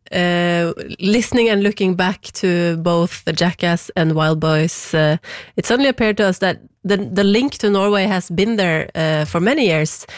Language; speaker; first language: English; non-native, fluent; Norwegian